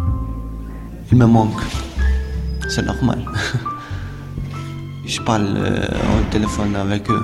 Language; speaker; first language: French; non-native, learner; Albanian